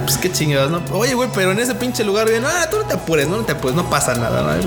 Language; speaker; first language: Spanish; native; Spanish